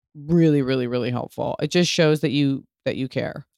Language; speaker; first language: English; early bilingual, other home language; Italian